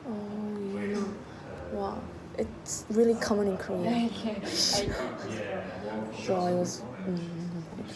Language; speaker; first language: English; non-native, learner; Korean